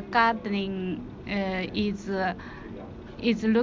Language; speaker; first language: English; non-native, learner; Chinese